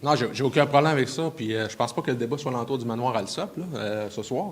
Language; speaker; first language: French; native; French